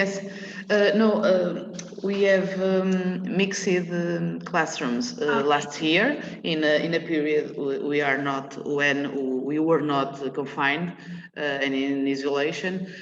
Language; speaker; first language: English; non-native, learner; Portuguese